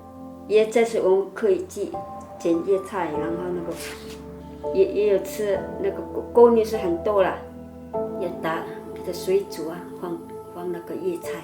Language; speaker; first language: Chinese; non-native, local second language; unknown